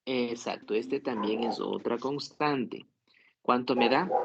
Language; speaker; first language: Spanish; native; Spanish